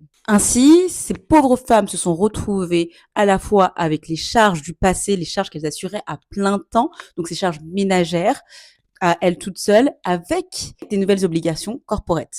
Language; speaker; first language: French; native; French